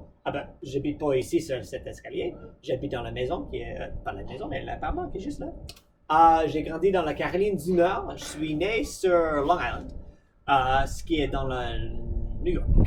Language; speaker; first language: French; non-native, fluent; English